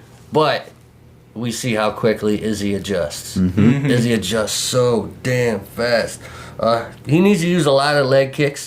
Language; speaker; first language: English; native; English